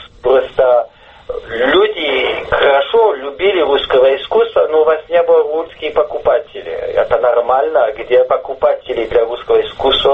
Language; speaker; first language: Russian; early bilingual, heritage; English